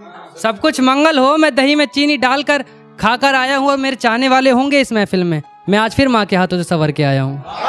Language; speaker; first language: Hindi; native; Hindi